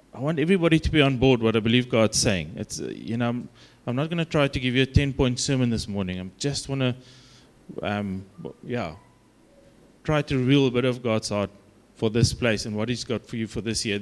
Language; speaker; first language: English; non-native, local second language; Afrikaans